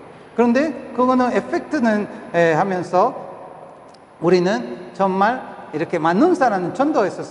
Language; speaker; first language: Korean; non-native, fluent; Spanish